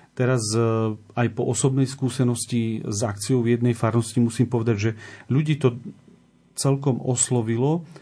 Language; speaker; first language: Slovak; native; Slovak